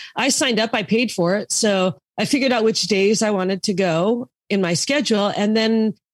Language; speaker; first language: English; native; English